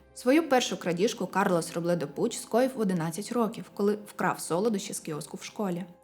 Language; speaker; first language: Ukrainian; non-native, local second language; Russian